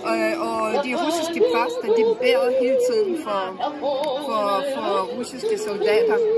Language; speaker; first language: Danish; non-native, fluent; Russian